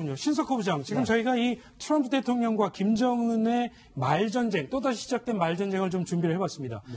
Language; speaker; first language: Korean; native; Korean